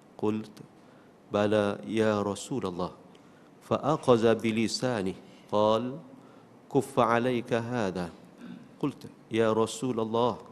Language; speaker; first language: Malay; native; Malay